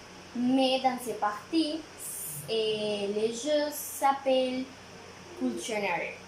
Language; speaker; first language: French; non-native, learner; Spanish